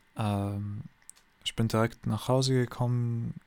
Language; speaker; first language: German; non-native, learner; English